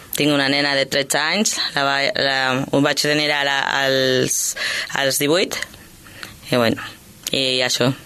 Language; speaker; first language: Catalan; early bilingual, other home language; Spanish